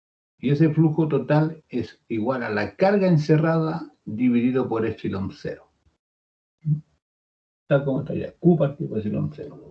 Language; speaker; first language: Spanish; native; Spanish